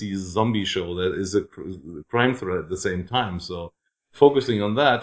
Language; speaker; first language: English; non-native, fluent; German